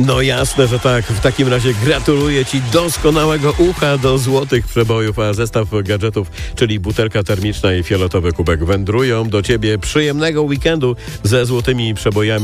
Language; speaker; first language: Polish; native; Polish